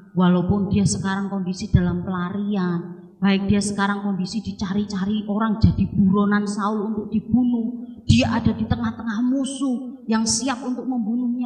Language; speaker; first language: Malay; non-native, local second language; Javanese